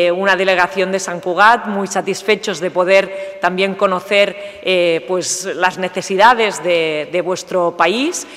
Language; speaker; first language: Spanish; non-native, local second language; Catalan